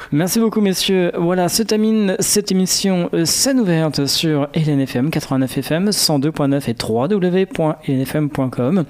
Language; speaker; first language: French; native; French